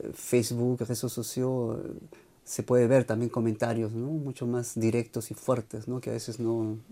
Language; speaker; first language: Spanish; native; Spanish